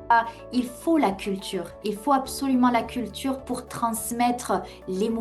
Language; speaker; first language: French; native; French